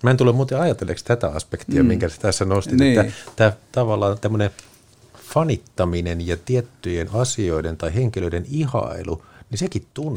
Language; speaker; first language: Finnish; native; Finnish